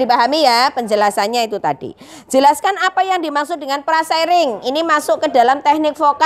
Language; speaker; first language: Indonesian; non-native, local second language; Javanese